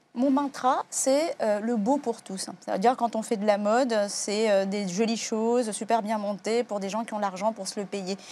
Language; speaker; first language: French; native; French